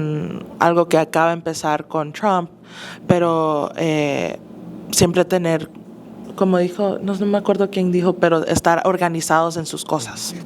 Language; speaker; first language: Spanish; early bilingual, other home language; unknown